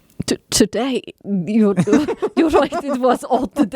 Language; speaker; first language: English; native; English